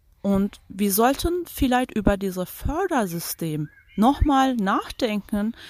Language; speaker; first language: German; non-native, fluent; Turkish